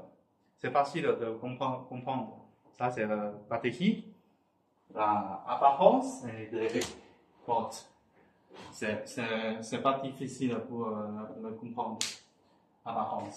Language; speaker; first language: French; non-native, fluent; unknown